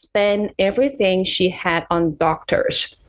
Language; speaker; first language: English; non-native, local second language; Cantonese